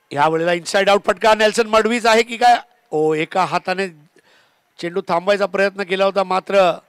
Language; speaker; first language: Marathi; native; Marathi